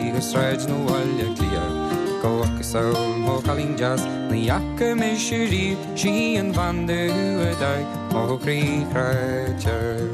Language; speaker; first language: Irish; native; Irish